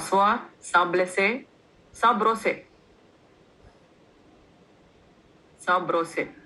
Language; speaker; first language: French; non-native, fluent; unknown